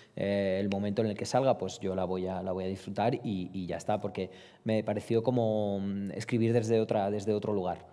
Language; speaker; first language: Spanish; early bilingual, other home language; Romanian